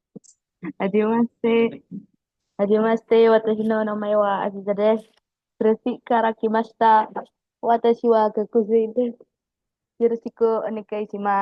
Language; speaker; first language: Japanese; non-native, learner; Indonesian